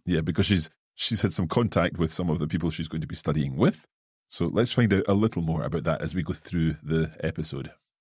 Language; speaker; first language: English; native; English